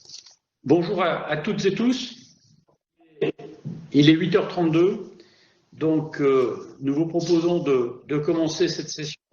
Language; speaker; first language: French; native; French